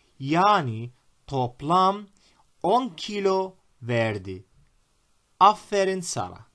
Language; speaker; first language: Turkish; non-native, fluent; Arabic